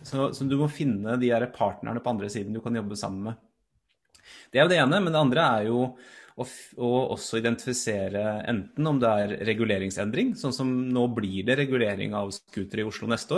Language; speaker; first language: Norwegian; native; Norwegian